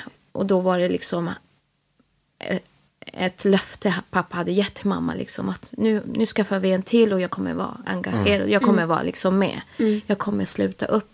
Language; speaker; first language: Swedish; native; Swedish